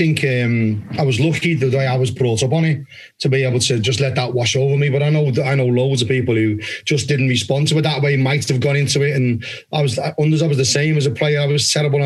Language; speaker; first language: English; native; English